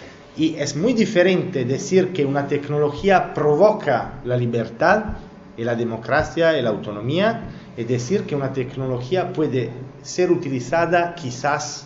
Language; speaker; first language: Spanish; non-native, learner; Italian